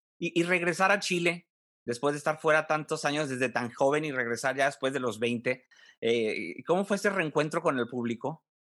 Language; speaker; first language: Spanish; native; Spanish